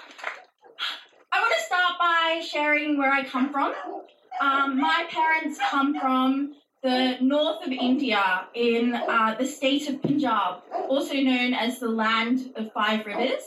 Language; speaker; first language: English; native; English